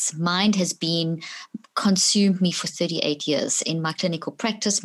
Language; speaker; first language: English; native; English